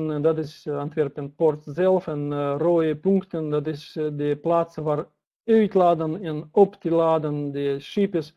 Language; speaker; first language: Dutch; non-native, learner; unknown